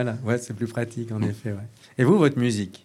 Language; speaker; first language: French; native; French